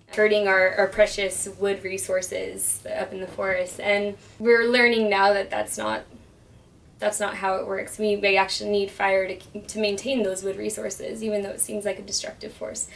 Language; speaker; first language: English; native; English